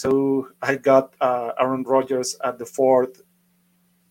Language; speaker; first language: English; non-native, fluent; Spanish